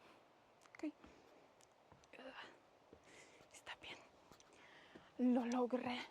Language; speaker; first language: Spanish; non-native, learner; Polish